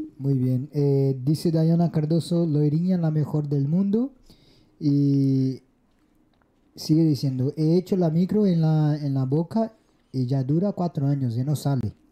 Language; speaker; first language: Spanish; non-native, fluent; Portuguese